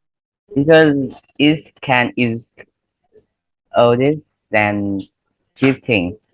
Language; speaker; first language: English; non-native, learner; Vietnamese